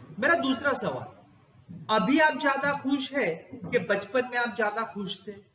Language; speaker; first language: Hindi; non-native, local second language; Gujarati